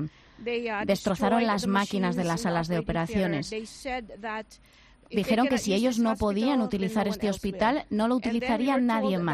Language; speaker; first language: Spanish; native; Spanish